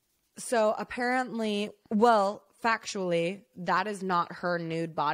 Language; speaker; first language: English; native; English